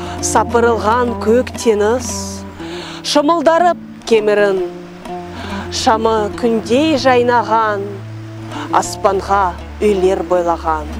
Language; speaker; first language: Kazakh; non-native, local second language; Russian